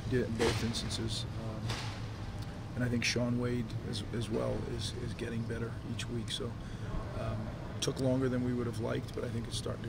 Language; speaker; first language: English; native; English